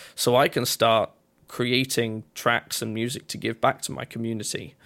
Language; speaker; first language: English; native; English